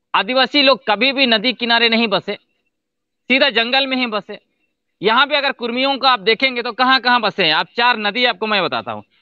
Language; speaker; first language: Hindi; non-native, local second language; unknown